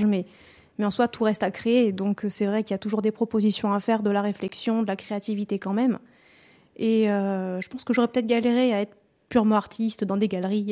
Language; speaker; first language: French; native; French